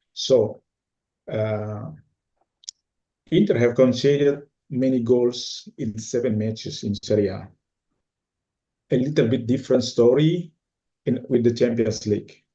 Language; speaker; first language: English; non-native, fluent; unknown